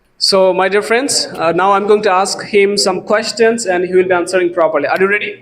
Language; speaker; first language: English; non-native, local second language; Bangla